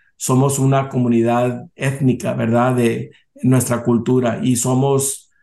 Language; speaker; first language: Spanish; early bilingual, heritage; Spanish